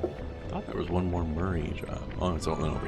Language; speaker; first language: English; native; English